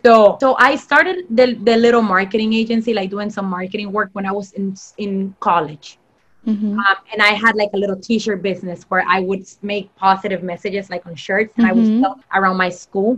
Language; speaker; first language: English; non-native, fluent; Spanish